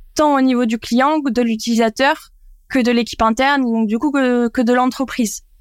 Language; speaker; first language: French; native; French